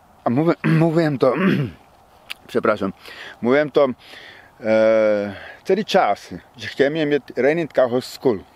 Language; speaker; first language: Polish; non-native, learner; Czech